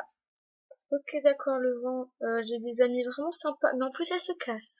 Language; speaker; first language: French; native; French